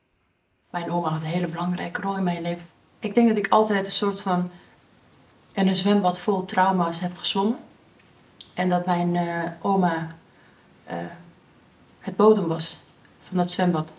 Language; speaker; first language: Dutch; early bilingual, other home language; Persian